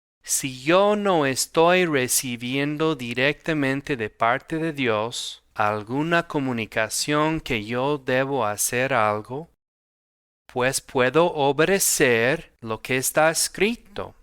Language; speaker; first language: Spanish; non-native, fluent; English